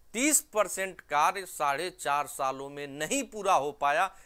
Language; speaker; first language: Hindi; native; Hindi